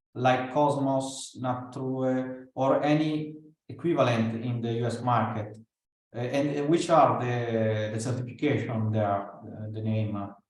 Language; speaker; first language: English; non-native, fluent; Italian